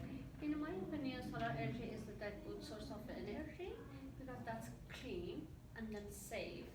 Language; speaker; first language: English; non-native, learner; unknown